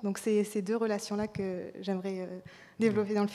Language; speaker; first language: French; native; French